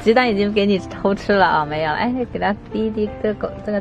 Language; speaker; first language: Chinese; native; Chinese